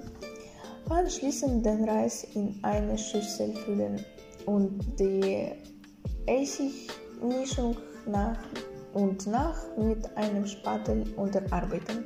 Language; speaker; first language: German; non-native, learner; Russian